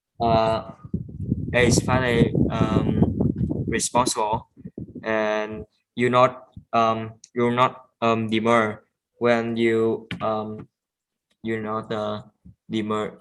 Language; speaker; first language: English; non-native, learner; Vietnamese